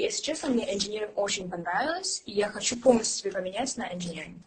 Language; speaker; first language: Russian; early bilingual, heritage; English